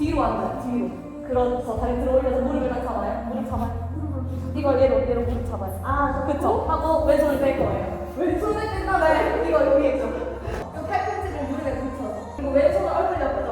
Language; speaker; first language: Korean; native; Korean